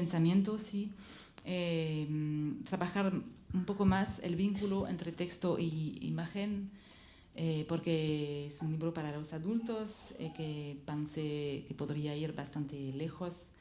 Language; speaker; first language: Spanish; non-native, learner; French